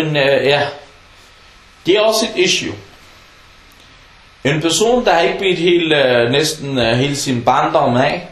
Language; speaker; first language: Danish; non-native, fluent; Arabic